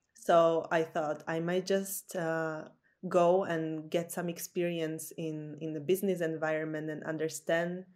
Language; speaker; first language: English; non-native, fluent; Slovak